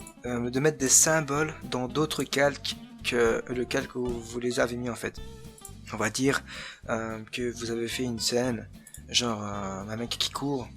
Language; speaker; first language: French; native; French